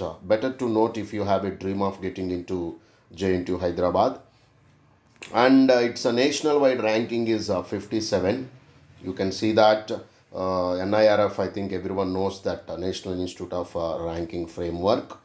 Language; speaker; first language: English; non-native, local second language; Telugu